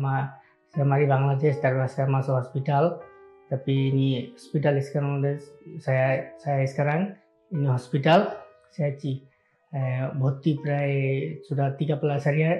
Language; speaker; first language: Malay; non-native, learner; Bangla